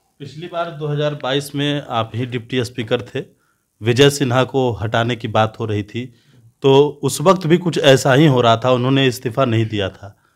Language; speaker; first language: Hindi; native; Hindi